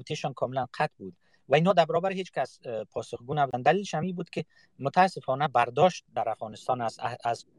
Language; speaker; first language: Persian; native; Persian